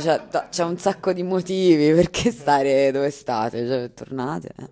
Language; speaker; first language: Italian; native; Italian